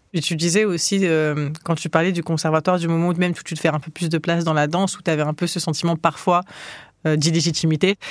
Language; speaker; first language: French; early bilingual, other home language; Arabic